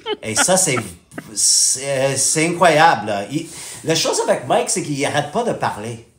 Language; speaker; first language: French; non-native, fluent; English